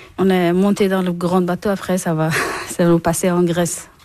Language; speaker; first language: French; non-native, learner; Persian